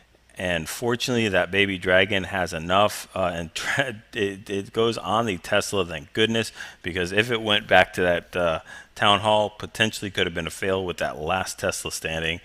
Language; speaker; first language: English; native; English